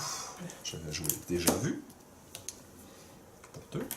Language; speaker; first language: French; native; French